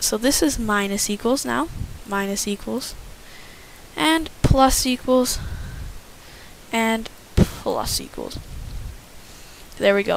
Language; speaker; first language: English; native; English